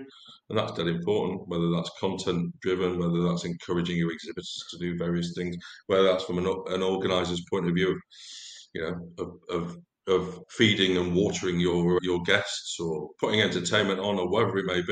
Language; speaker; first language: English; native; English